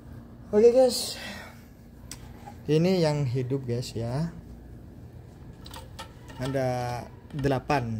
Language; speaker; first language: Indonesian; native; Indonesian